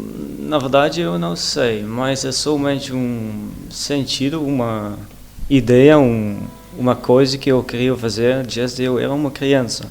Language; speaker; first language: Portuguese; non-native, learner; Dutch